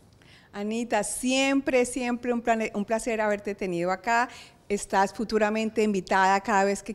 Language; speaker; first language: Spanish; native; Spanish